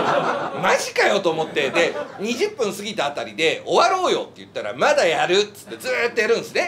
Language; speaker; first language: Japanese; native; Japanese